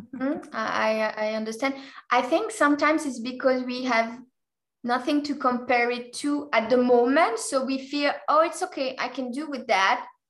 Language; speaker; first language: English; non-native, fluent; French